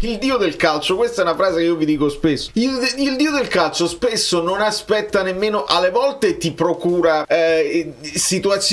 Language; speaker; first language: Italian; native; Italian